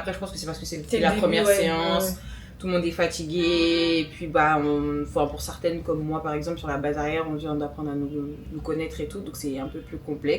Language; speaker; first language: French; native; French